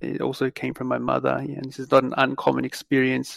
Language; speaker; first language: English; native; English